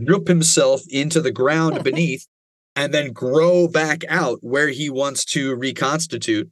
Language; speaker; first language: English; native; English